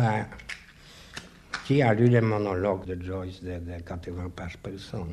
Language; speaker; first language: French; non-native, fluent; Polish